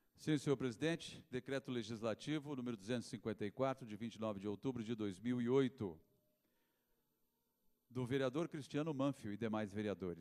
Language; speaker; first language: Portuguese; native; Portuguese